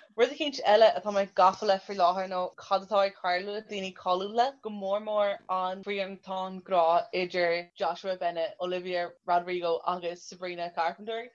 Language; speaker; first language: Irish; non-native, local second language; English